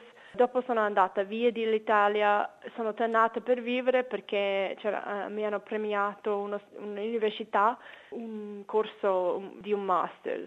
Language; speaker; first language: Italian; non-native, fluent; English